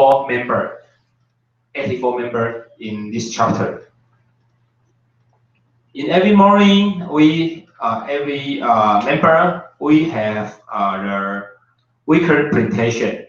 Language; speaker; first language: English; non-native, learner; Chinese